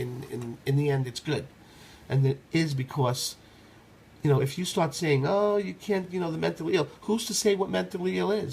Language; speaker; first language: English; native; English